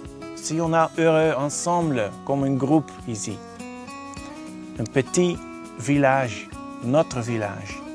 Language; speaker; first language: French; non-native, learner; Dutch